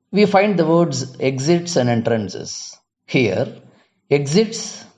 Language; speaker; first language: English; non-native, local second language; Tamil